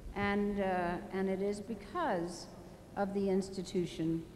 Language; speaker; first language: English; native; English